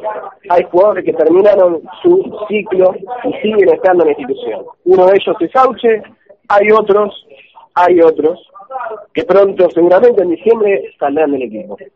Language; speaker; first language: Spanish; native; Spanish